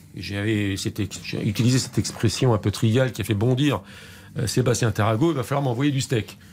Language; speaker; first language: French; native; French